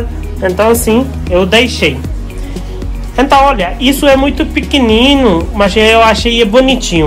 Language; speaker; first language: Portuguese; non-native, fluent; Hindi